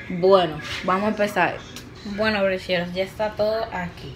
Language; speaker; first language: Spanish; native; Spanish